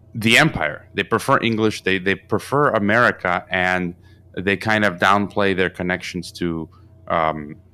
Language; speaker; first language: English; native; English